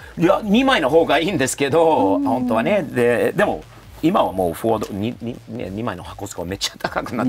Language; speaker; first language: Japanese; non-native, fluent; English